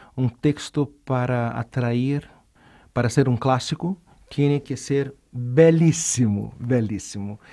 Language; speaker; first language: Spanish; non-native, fluent; Portuguese